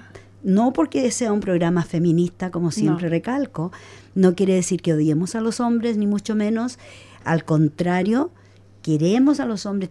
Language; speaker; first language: Spanish; native; Spanish